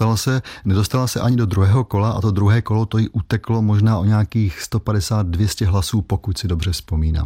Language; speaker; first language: Czech; native; Czech